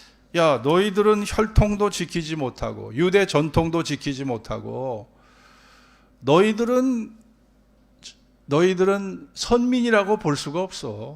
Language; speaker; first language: Korean; native; Korean